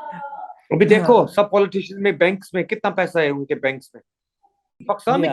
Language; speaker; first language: Hindi; early bilingual, heritage; English